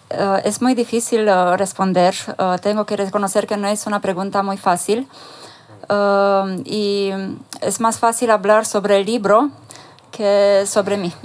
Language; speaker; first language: Spanish; non-native, fluent; Romanian